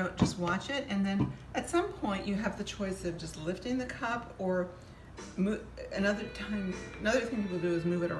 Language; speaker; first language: English; native; English